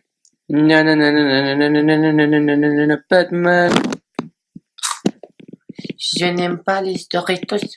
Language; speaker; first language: French; non-native, learner; Spanish